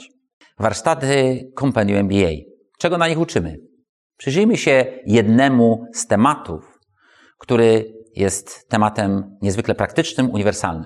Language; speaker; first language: Polish; native; Polish